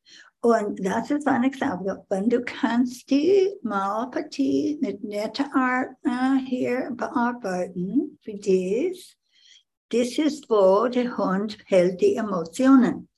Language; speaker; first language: German; non-native, learner; English